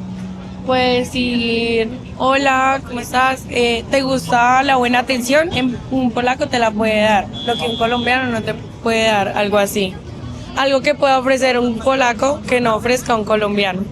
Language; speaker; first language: Spanish; native; Spanish